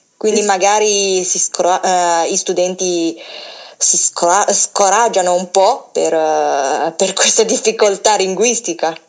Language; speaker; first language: Italian; non-native, fluent; Chinese